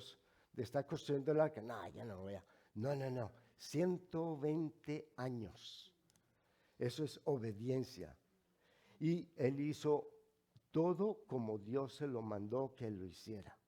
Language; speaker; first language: Spanish; native; Spanish